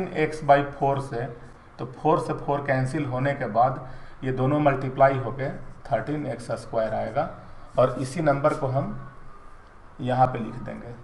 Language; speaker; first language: Hindi; native; Hindi